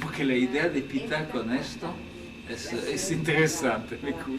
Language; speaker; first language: Spanish; non-native, learner; French